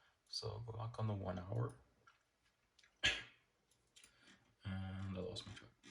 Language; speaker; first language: English; native; English